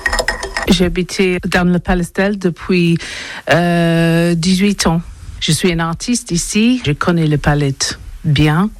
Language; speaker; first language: French; non-native, learner; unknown